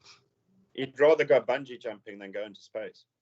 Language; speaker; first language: English; native; English